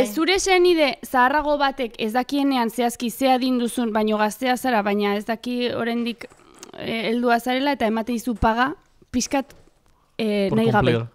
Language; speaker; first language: Basque; native; Basque